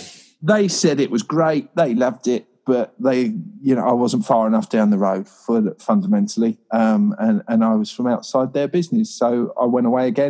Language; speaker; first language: English; native; English